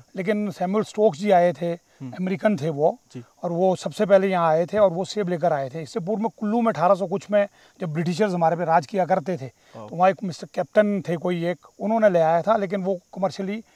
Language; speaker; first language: Hindi; native; Hindi